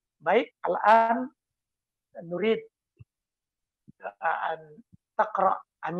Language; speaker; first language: Arabic; non-native, fluent; Indonesian